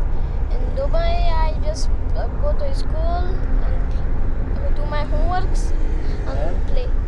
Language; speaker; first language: English; non-native, learner; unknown